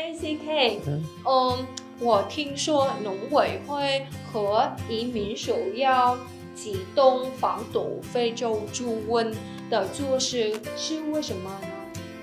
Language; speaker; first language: Chinese; non-native, fluent; Vietnamese